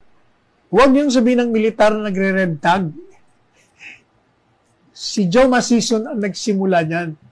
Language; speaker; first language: Filipino; native; Filipino